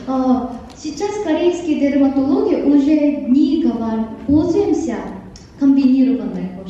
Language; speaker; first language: Russian; non-native, fluent; Korean